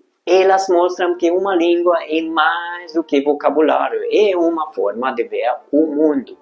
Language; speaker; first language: Portuguese; non-native, fluent; Hungarian